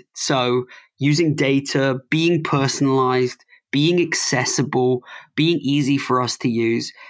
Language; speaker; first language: English; native; English